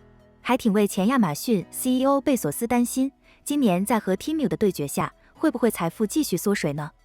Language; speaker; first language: Chinese; native; Chinese